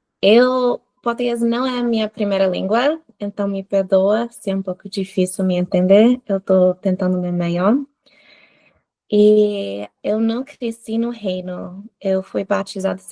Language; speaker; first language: Portuguese; non-native, fluent; English